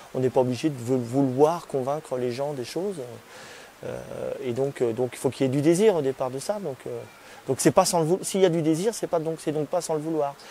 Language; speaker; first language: French; native; French